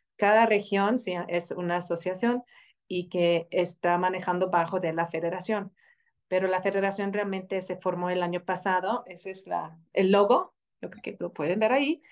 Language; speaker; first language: Spanish; non-native, fluent; English